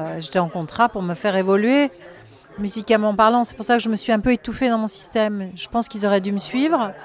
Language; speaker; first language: French; native; French